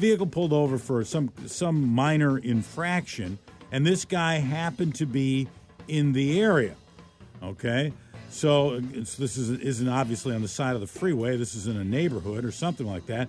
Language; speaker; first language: English; native; English